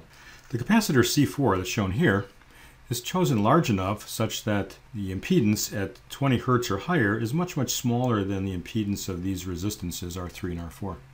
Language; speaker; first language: English; native; English